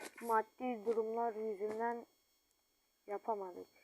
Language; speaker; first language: Turkish; native; Turkish